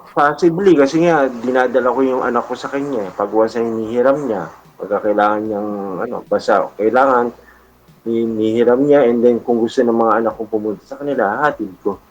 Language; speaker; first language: Filipino; native; Filipino